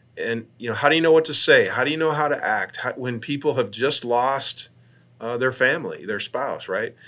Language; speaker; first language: English; native; English